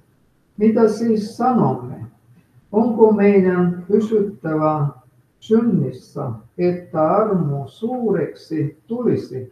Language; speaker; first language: Finnish; non-native, fluent; Russian